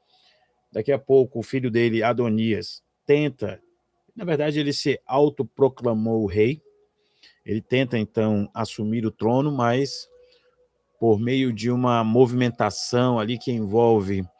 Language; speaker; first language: Portuguese; native; Portuguese